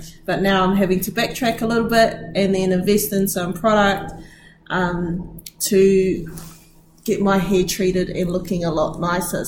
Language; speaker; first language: English; native; English